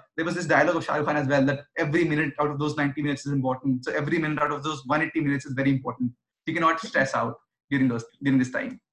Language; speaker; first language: English; non-native, local second language; Hindi